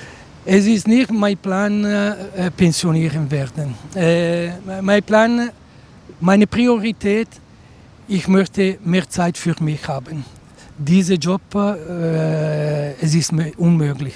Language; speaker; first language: German; non-native, local second language; Italian